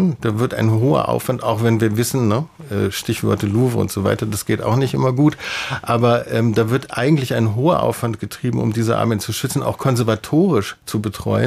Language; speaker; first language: German; native; German